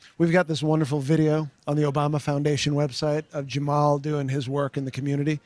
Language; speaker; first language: English; early bilingual, other home language; Portuguese